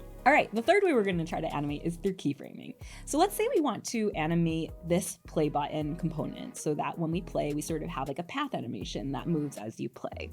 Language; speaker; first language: English; native; English